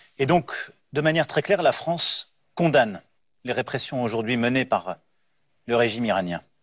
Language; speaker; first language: French; native; French